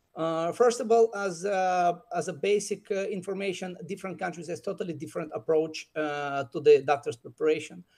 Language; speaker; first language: English; non-native, fluent; Russian